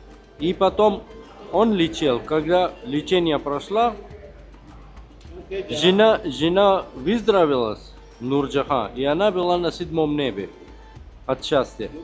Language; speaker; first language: Russian; non-native, fluent; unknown